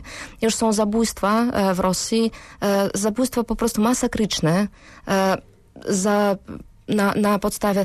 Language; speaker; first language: Polish; non-native, fluent; Russian